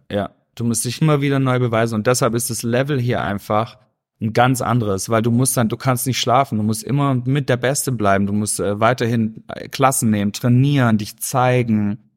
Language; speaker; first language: German; native; German